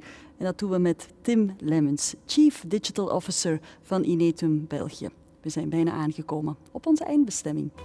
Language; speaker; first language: Dutch; native; Dutch